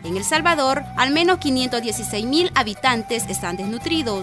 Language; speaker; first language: Spanish; native; Spanish